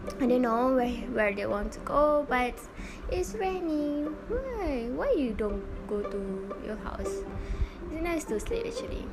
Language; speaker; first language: English; non-native, learner; Malay